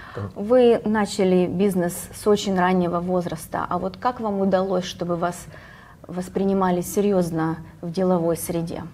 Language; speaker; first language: Russian; native; Russian